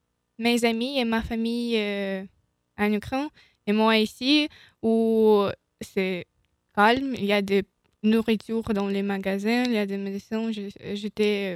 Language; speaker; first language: French; non-native, learner; Ukrainian